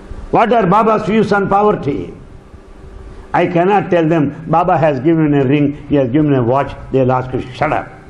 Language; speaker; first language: English; non-native, local second language; Telugu